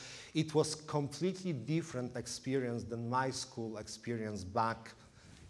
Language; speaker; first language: English; non-native, fluent; Polish